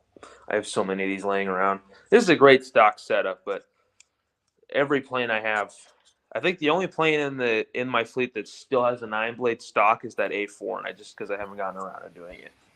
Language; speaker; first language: English; native; English